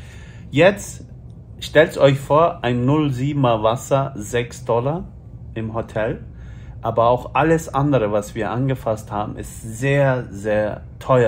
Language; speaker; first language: German; early bilingual, other home language; Turkish